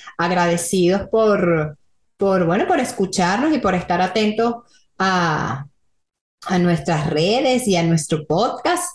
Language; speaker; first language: Spanish; native; Spanish